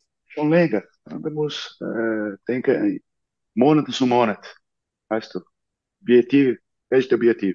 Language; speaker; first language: German; non-native, learner; Portuguese